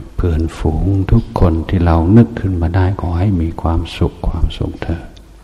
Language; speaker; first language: Thai; non-native, fluent; English